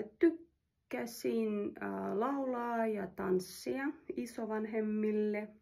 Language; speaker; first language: Finnish; non-native, learner; Russian